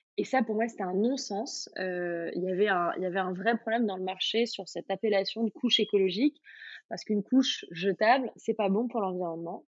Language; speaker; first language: French; native; French